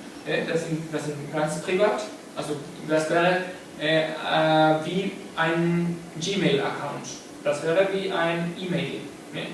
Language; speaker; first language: German; non-native, fluent; Spanish